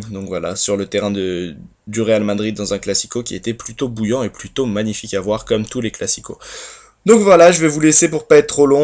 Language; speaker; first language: French; native; French